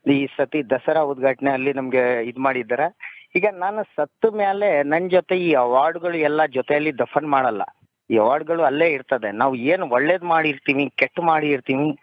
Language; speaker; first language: Kannada; non-native, local second language; Urdu